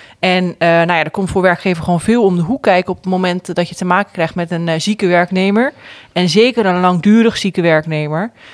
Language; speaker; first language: Dutch; native; Dutch